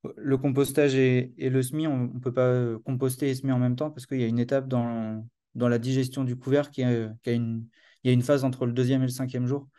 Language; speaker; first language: French; native; French